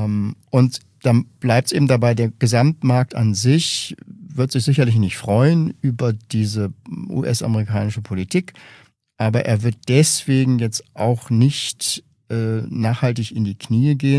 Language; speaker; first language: German; native; German